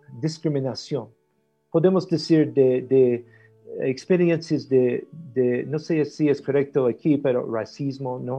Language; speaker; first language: Spanish; non-native, fluent; English